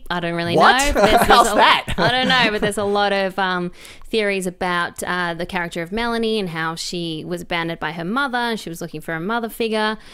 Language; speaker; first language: English; native; English